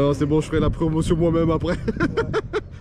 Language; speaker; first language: French; native; French